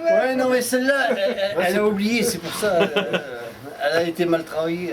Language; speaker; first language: French; native; French